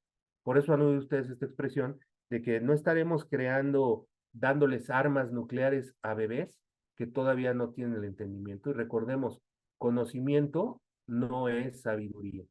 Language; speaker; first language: Spanish; native; Spanish